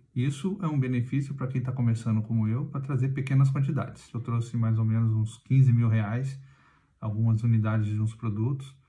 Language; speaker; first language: Portuguese; native; Portuguese